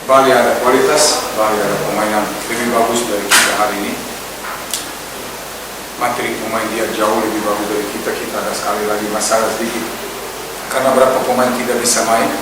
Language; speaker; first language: Indonesian; non-native, learner; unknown